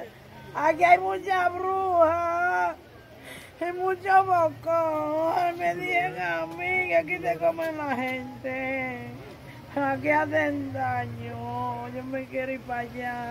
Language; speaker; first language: Spanish; early bilingual, other home language; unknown